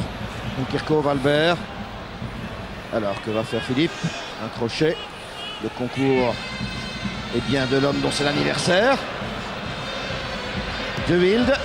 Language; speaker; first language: French; native; French